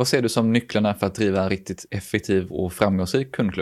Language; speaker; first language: Swedish; native; Swedish